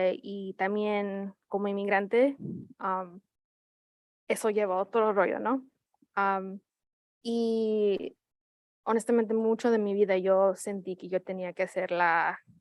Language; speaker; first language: Spanish; early bilingual, heritage; Spanish